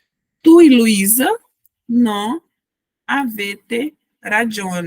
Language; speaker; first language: Italian; non-native, fluent; Portuguese